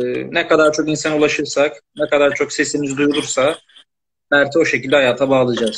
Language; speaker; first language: Turkish; native; Turkish